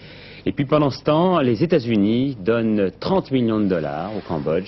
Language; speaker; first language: French; native; French